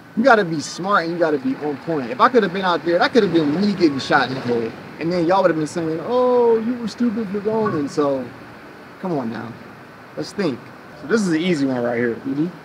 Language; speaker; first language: English; native; English